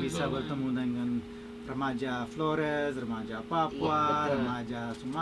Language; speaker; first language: Indonesian; non-native, fluent; English